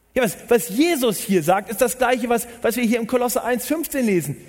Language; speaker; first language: German; native; German